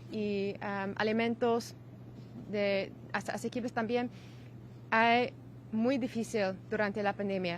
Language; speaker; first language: Spanish; non-native, learner; English